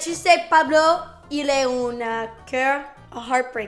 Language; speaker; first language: French; non-native, learner; English